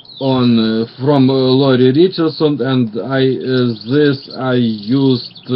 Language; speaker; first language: English; non-native, learner; Russian